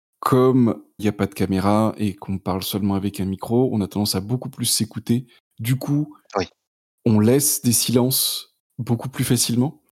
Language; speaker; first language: French; native; French